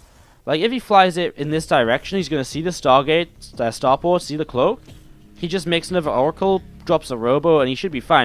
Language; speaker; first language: English; native; English